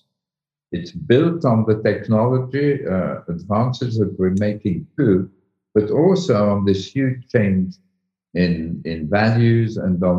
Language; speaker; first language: English; native; English